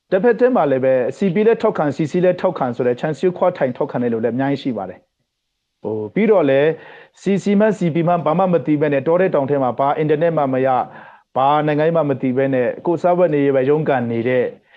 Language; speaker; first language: Burmese; non-native, local second language; Hakha Chin